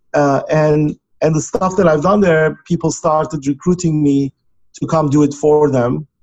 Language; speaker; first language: English; non-native, fluent; Turkish